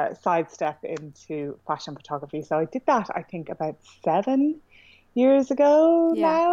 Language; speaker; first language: English; native; English